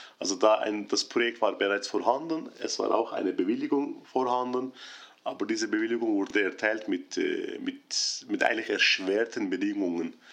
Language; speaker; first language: German; non-native, fluent; Turkish